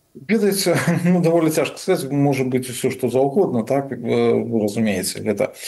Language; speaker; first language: Belarusian; non-native, local second language; Russian